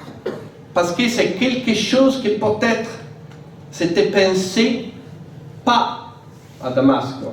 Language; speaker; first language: French; non-native, fluent; Italian